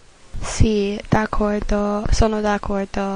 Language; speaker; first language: Italian; non-native, learner; English